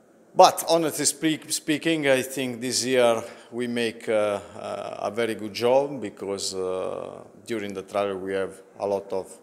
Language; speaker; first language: English; non-native, learner; Italian